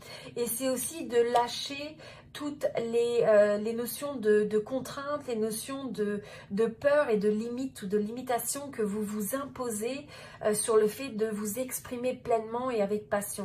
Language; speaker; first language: French; native; French